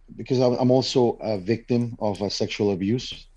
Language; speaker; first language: English; non-native, fluent; Spanish